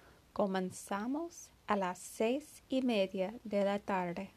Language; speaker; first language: Spanish; non-native, learner; English